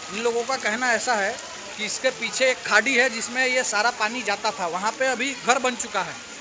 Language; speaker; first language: Hindi; non-native, local second language; Gujarati